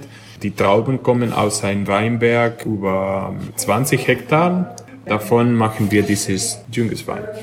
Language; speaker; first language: German; non-native, learner; Spanish